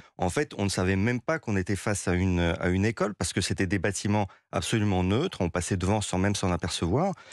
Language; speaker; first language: French; early bilingual, other home language; Russian